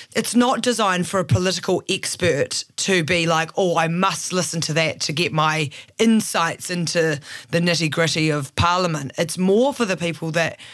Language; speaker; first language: English; native; English